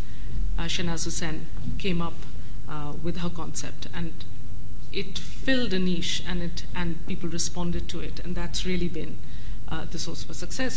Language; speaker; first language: English; non-native, local second language; Bangla